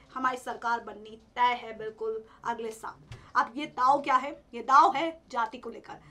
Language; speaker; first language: Hindi; native; Hindi